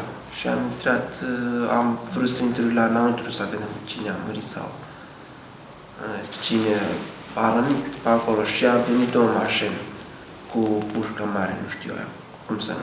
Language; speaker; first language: Romanian; non-native, learner; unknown